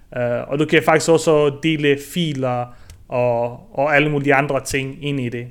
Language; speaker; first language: Danish; early bilingual, other home language; Bosnian